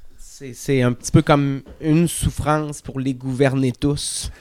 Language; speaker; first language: French; native; French